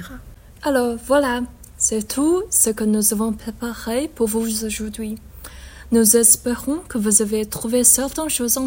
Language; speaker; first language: French; non-native, fluent; Chinese